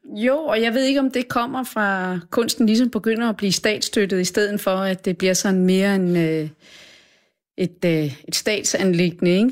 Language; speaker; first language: Danish; native; Danish